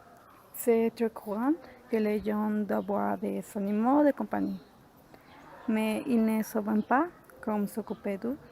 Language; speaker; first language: French; non-native, learner; Spanish